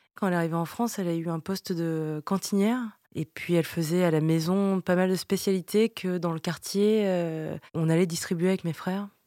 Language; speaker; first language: French; early bilingual, other home language; Vietnamese